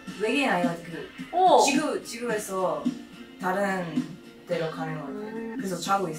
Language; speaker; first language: Korean; non-native, fluent; English